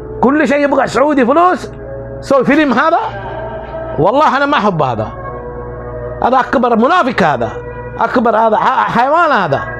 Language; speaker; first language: Arabic; non-native, learner; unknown